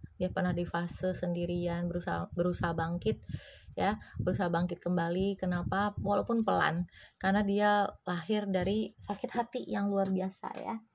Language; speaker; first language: Indonesian; native; Indonesian